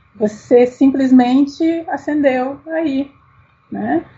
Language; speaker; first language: Portuguese; native; Portuguese